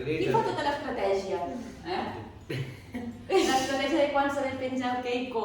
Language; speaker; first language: Catalan; native; Catalan